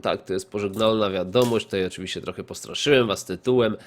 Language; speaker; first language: Polish; native; Polish